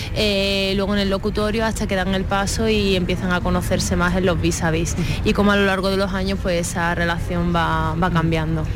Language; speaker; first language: Spanish; native; Spanish